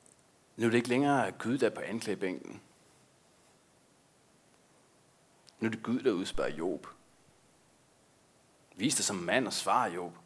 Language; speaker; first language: Danish; native; Danish